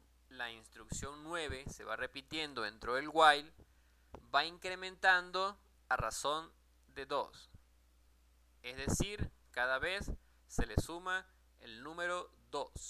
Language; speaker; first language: Spanish; native; Spanish